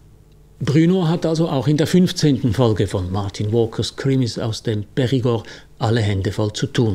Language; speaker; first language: German; native; German